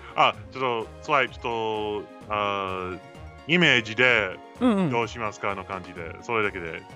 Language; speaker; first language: Japanese; non-native, learner; English